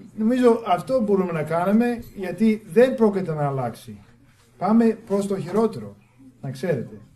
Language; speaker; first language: Greek; non-native, fluent; English